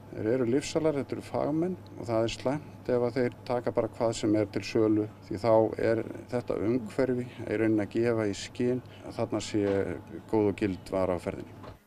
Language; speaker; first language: Icelandic; native; Icelandic